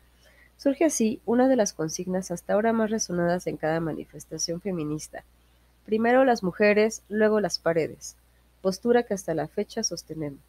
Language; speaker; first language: Spanish; native; Spanish